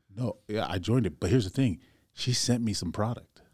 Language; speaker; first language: English; native; English